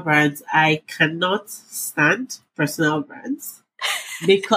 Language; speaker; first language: English; non-native, local second language; Yoruba